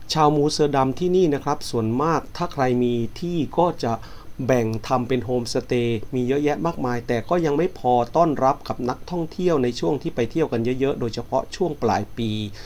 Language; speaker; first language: Thai; native; Thai